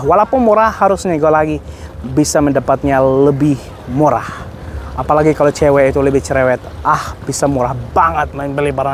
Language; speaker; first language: Indonesian; non-native, fluent; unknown